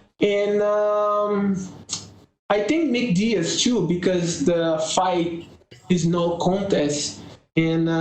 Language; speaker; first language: English; non-native, learner; Portuguese